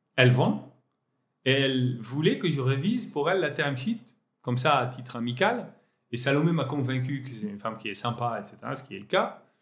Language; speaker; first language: French; non-native, local second language; Arabic